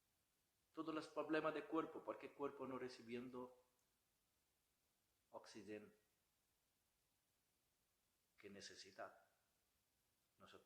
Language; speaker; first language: Spanish; non-native, learner; Bangla